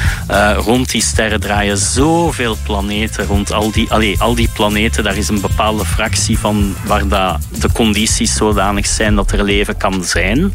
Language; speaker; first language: Dutch; native; Dutch